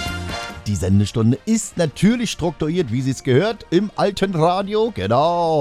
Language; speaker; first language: German; native; German